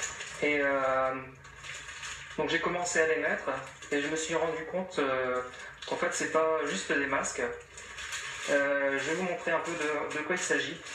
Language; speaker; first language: French; native; French